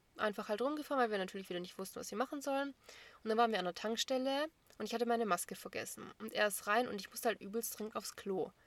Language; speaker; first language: German; native; German